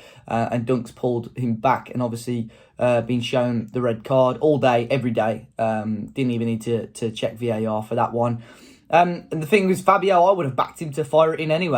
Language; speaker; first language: English; native; English